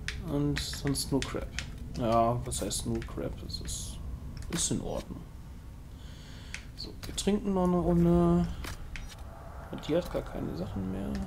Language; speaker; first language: German; native; German